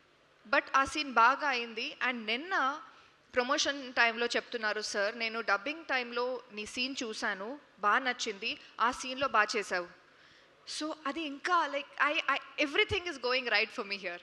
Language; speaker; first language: Telugu; non-native, fluent; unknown